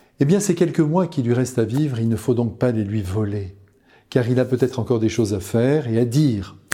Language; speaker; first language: French; native; French